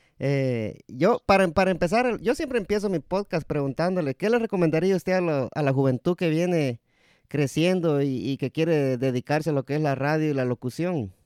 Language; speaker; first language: Spanish; native; Spanish